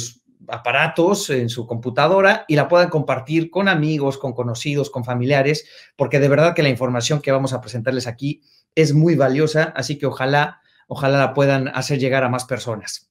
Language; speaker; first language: Spanish; native; Spanish